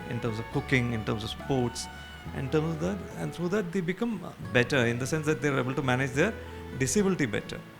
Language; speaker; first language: English; non-native, local second language; Malayalam